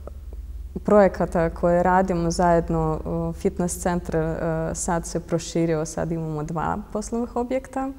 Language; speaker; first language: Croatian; non-native, fluent; Russian